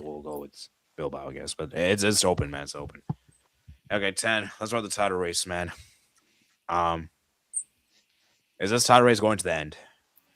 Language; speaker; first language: English; native; English